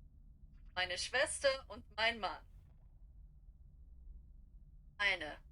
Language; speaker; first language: German; non-native, learner; English